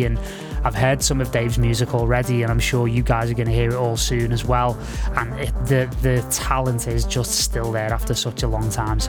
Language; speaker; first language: English; native; English